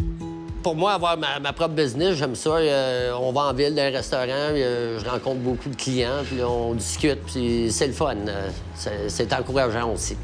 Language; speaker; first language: French; native; French